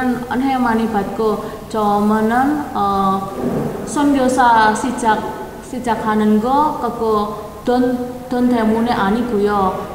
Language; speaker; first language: Korean; non-native, learner; Indonesian